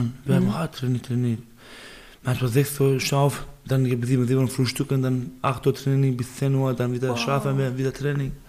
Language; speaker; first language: German; non-native, learner; Baluchi